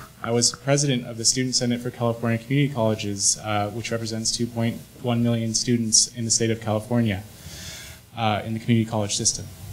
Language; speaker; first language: English; early bilingual, other home language; Spanish